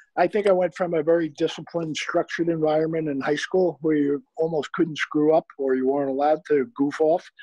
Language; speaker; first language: English; native; English